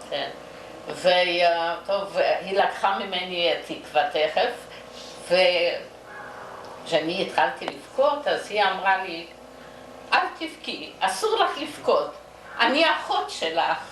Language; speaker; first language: Hebrew; non-native, fluent; Yiddish